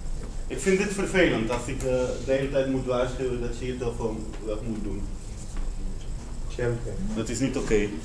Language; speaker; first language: Dutch; non-native, fluent; Spanish